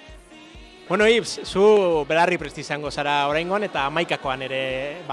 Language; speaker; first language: Basque; native; Basque